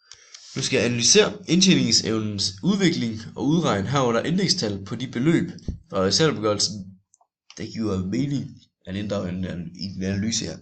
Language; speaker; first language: Danish; native; Danish